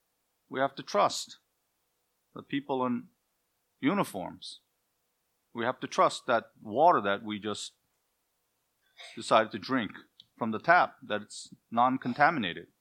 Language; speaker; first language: English; native; English